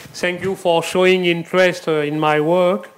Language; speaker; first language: English; non-native, fluent; French